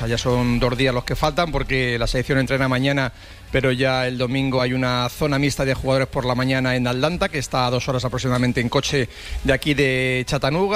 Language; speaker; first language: Spanish; native; Spanish